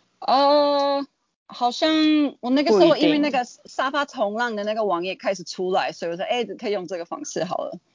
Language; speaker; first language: Chinese; non-native, fluent; English